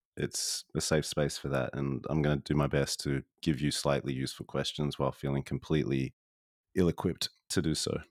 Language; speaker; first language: English; native; English